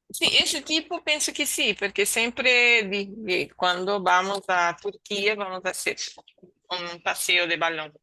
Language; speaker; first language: Spanish; non-native, learner; Portuguese